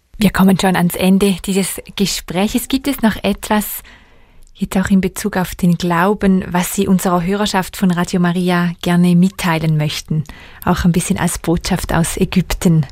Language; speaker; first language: German; native; German